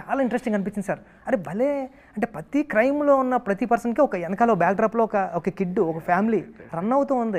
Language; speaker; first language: Telugu; native; Telugu